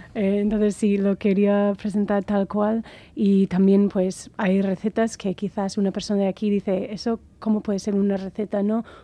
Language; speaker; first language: Spanish; non-native, fluent; English